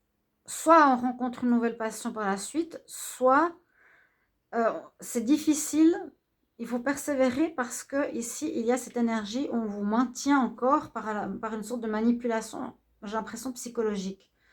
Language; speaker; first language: French; native; French